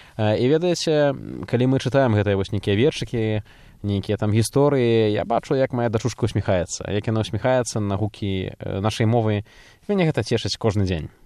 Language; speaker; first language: Belarusian; native; Belarusian